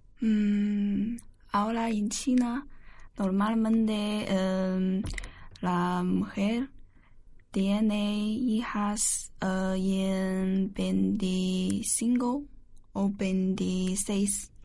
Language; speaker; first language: Spanish; non-native, learner; Chinese